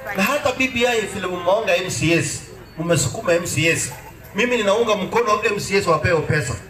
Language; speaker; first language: Swahili; non-native, local second language; Kalenjin